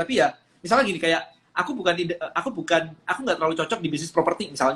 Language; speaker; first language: Indonesian; native; Indonesian